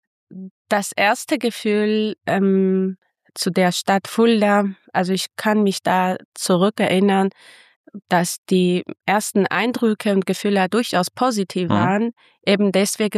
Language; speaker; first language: German; non-native, fluent; Armenian